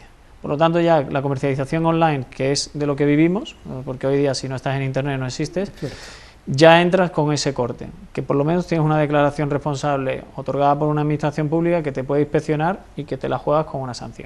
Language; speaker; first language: Spanish; native; Spanish